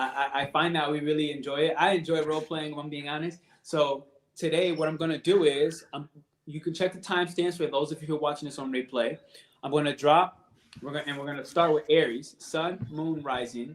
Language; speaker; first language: English; native; English